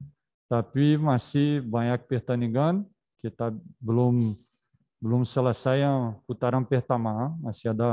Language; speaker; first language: Indonesian; non-native, fluent; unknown